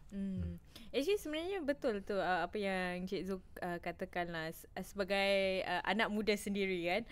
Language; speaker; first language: Malay; native; Malay